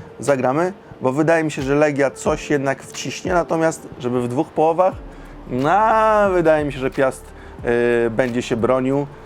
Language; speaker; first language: Polish; native; Polish